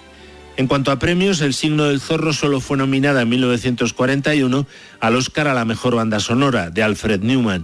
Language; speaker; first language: Spanish; native; Spanish